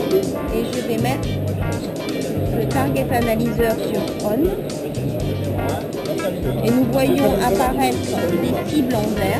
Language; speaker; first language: French; native; French